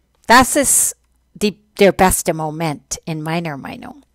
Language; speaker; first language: German; non-native, fluent; English